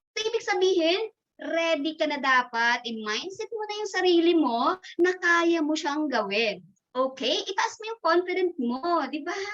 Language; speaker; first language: Filipino; non-native, local second language; Masbatenyo